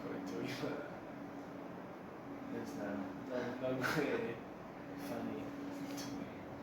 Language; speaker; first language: Bulgarian; non-native, learner; English